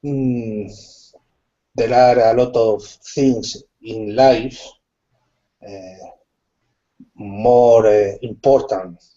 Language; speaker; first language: English; non-native, learner; Spanish